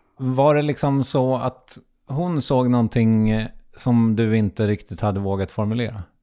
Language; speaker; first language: Swedish; native; Swedish